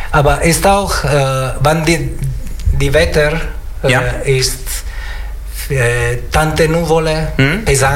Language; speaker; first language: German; non-native, learner; Italian